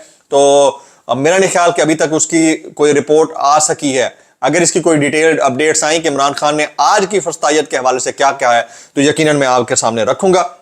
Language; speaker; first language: Urdu; native; Urdu